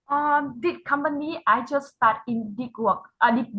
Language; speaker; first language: English; non-native, learner; Vietnamese